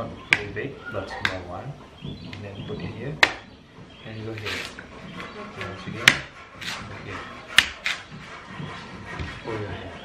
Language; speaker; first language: English; non-native, learner; Balinese